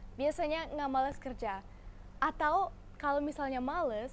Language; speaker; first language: Indonesian; non-native, fluent; German